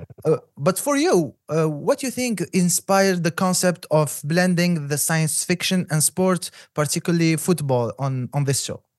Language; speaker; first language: English; non-native, fluent; Arabic